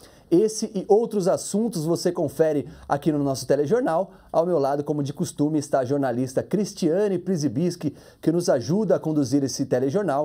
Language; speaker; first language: Portuguese; native; Portuguese